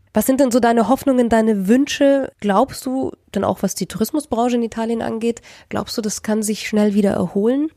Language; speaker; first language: German; native; German